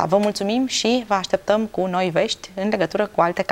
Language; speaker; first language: Romanian; native; Romanian